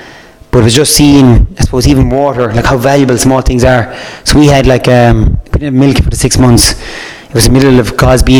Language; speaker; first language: English; native; English